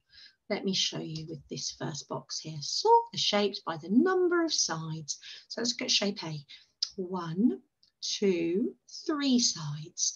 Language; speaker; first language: English; native; English